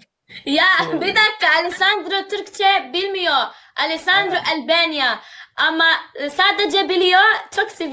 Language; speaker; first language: Turkish; non-native, learner; Arabic